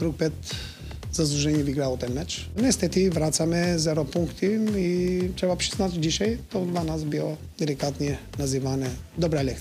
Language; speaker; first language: Polish; non-native, learner; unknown